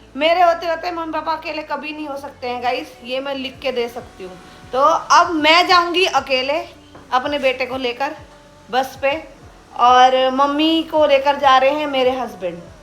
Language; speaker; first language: Hindi; early bilingual, other home language; Nepali